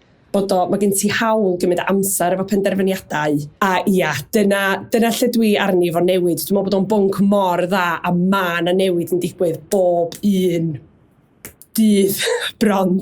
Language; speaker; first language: Welsh; native; Welsh